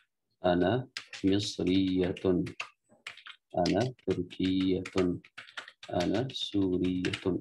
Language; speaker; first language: Arabic; non-native, fluent; Urdu